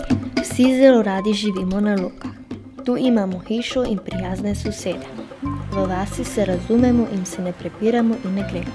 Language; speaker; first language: Slovenian; non-native, local second language; Romany